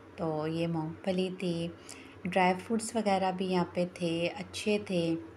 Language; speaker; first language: Urdu; non-native, local second language; Pahari-Potwari